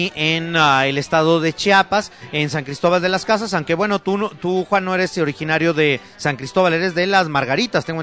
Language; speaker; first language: Spanish; native; Spanish